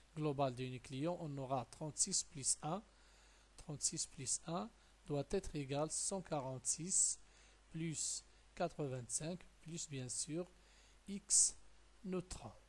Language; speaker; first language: French; non-native, local second language; Arabic